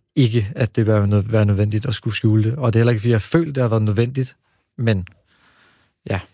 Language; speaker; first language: Danish; early bilingual, other home language; Hebrew